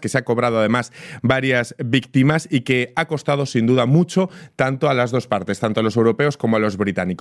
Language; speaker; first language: Spanish; native; Spanish